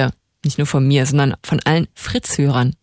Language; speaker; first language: German; native; German